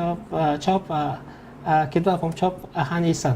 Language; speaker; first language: Thai; non-native, learner; Mongolian